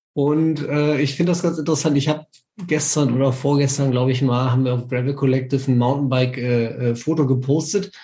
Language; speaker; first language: German; native; German